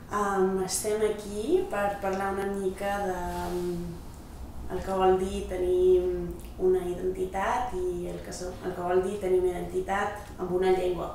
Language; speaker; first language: Catalan; non-native, local second language; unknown